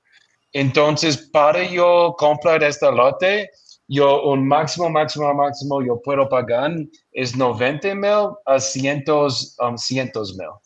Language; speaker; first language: Spanish; non-native, learner; English